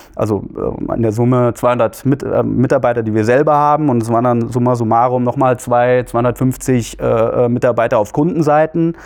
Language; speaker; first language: German; native; German